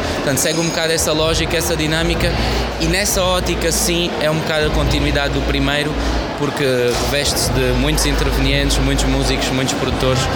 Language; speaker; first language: Portuguese; early bilingual, heritage; Portuguese